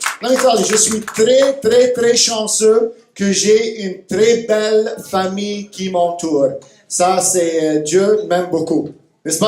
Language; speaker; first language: French; non-native, fluent; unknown